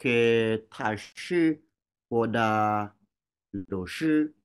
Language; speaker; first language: Chinese; non-native, learner; Swahili